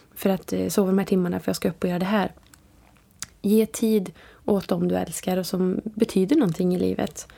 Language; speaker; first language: Swedish; native; Swedish